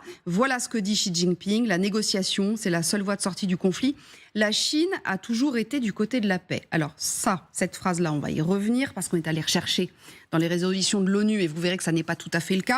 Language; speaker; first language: French; native; French